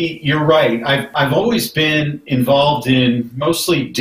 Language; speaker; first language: English; native; English